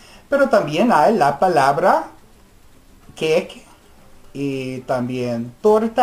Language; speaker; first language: Spanish; non-native, fluent; English